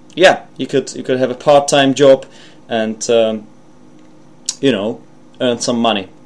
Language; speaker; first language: English; non-native, fluent; Czech